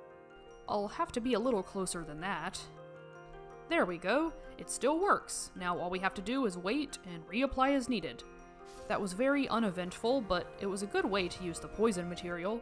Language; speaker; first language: English; native; English